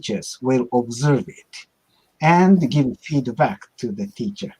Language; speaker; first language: English; non-native, learner; Japanese